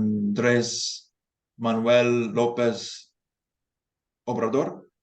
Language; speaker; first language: Spanish; non-native, fluent; English